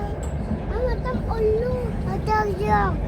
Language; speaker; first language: Russian; early bilingual, other home language; Uzbek